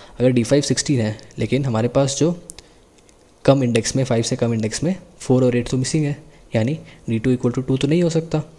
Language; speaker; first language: Hindi; native; Hindi